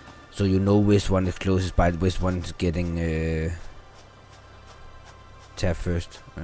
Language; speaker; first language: English; non-native, fluent; Danish